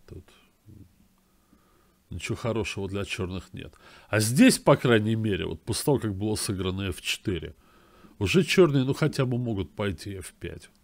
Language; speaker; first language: Russian; native; Russian